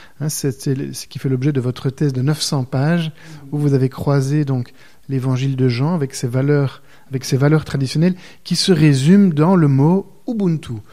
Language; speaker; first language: French; native; French